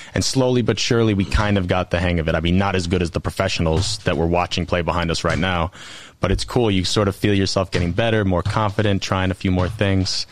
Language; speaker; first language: English; native; English